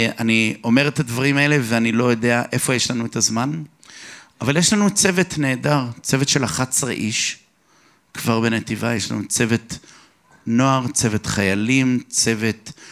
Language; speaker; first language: Hebrew; early bilingual, other home language; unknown